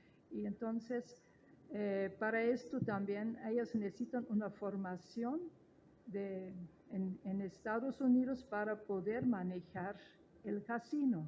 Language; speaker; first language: Spanish; non-native, fluent; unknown